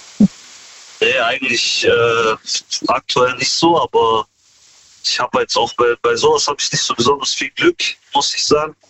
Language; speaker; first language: German; early bilingual, other home language; Kurdish